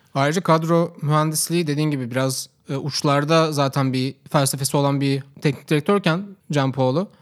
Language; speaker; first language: Turkish; native; Turkish